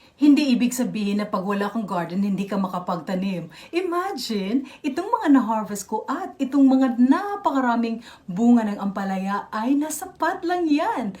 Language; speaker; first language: Filipino; native; Filipino